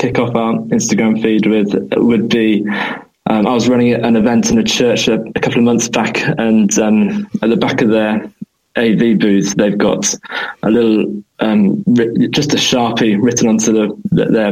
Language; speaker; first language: English; native; English